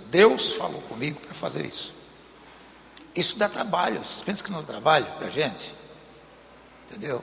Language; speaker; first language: Portuguese; native; Portuguese